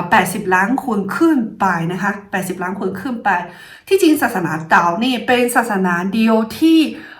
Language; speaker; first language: Thai; non-native, fluent; Chinese